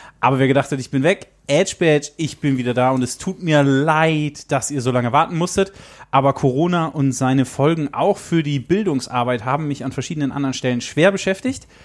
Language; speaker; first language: German; native; German